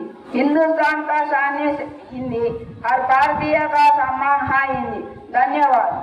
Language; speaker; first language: Hindi; non-native, local second language; Telugu